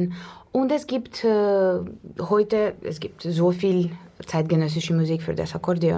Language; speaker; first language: German; non-native, learner; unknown